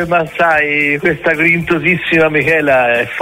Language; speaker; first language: Italian; native; Italian